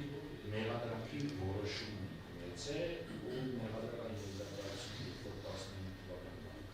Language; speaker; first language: Armenian; native; Armenian